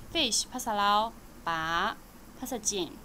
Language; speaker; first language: English; non-native, learner; Chinese